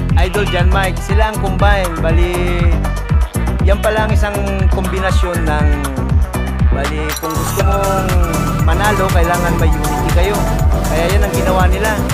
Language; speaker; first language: Filipino; non-native, local second language; Iloko